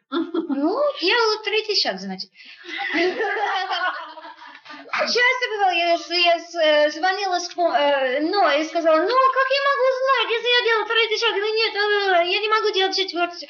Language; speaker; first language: Russian; non-native, fluent; English